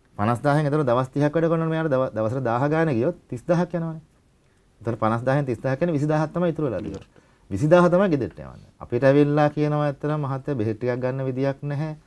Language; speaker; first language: Sinhala; native; Sinhala